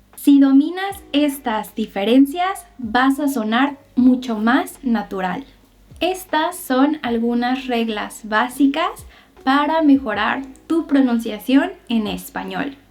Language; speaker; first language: Spanish; native; Spanish